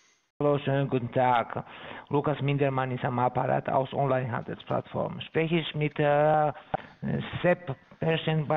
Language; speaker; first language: German; non-native, fluent; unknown